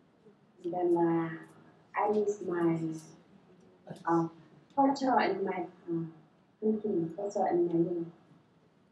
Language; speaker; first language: English; non-native, learner; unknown